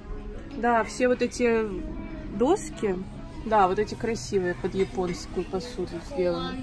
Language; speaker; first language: Russian; native; Russian